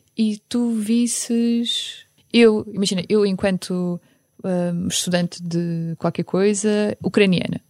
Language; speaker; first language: Portuguese; early bilingual, other home language; Ukrainian